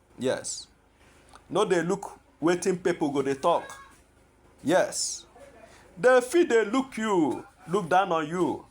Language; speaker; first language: Nigerian Pidgin; non-native, local second language; Igbo